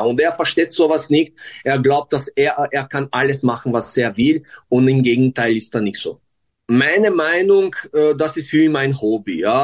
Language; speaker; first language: German; non-native, learner; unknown